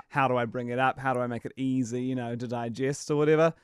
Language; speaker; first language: English; native; English